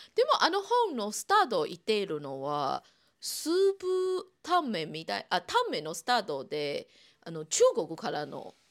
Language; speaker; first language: Japanese; non-native, fluent; Chinese